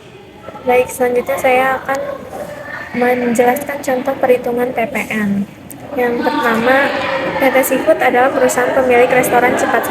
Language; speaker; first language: Indonesian; native; Indonesian